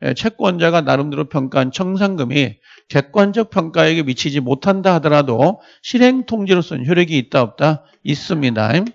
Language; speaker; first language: Korean; native; Korean